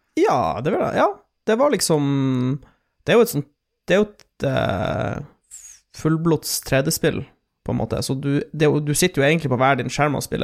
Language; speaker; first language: Norwegian; native; Norwegian